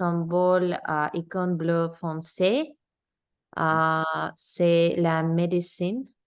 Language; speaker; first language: French; non-native, learner; English